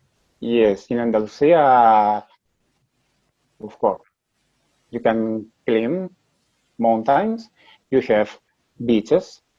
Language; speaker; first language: English; non-native, learner; Spanish